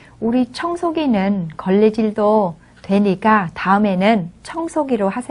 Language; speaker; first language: Korean; non-native, fluent; Vietnamese